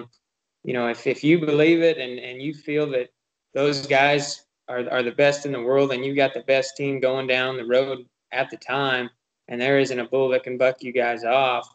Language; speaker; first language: English; native; English